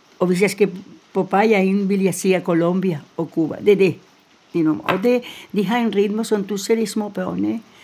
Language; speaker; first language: Danish; non-native, fluent; Spanish